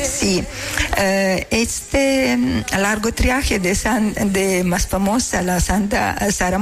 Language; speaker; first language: Spanish; non-native, learner; Croatian